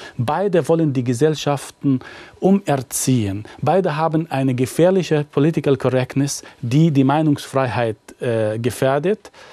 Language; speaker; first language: German; non-native, fluent; Arabic